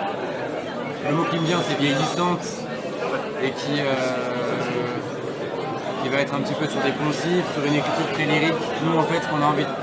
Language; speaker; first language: French; native; French